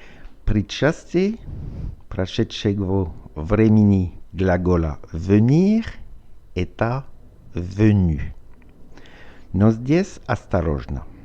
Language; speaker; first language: Russian; non-native, fluent; French